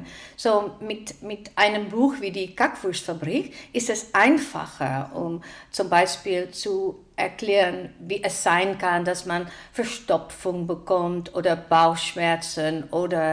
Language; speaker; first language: German; non-native, fluent; Dutch